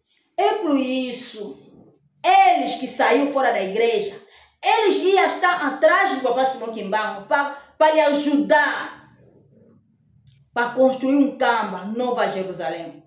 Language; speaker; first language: Portuguese; non-native, fluent; Lingala